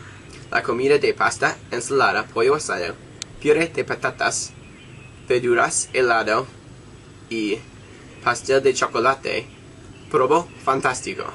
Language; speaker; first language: Spanish; non-native, learner; English